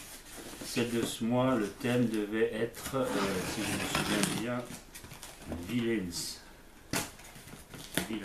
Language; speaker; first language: French; native; French